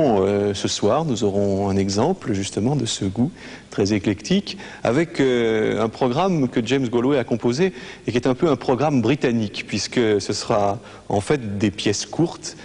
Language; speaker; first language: French; native; French